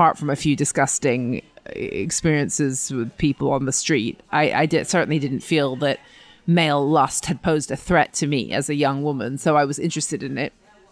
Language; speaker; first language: English; native; English